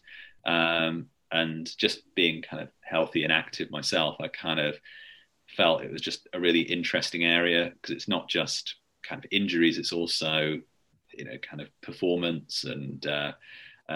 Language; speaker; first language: English; native; English